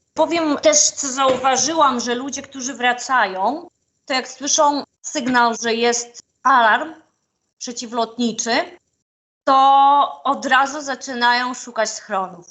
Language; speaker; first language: Polish; non-native, fluent; Ukrainian